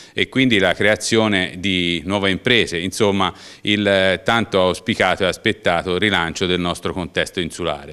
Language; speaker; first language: Italian; native; Italian